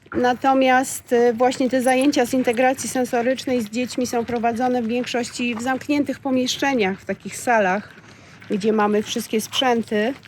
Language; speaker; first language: Polish; native; Polish